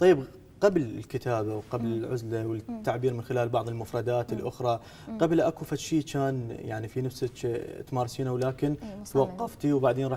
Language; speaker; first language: Arabic; native; Arabic